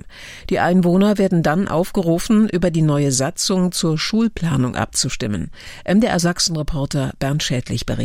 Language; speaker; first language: German; native; German